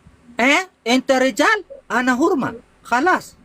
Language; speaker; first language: Arabic; non-native, learner; Pashto